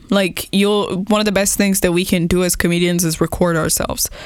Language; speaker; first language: English; non-native, fluent; Persian